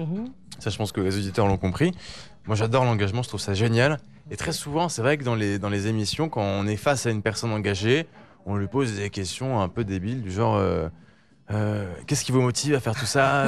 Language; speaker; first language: French; native; French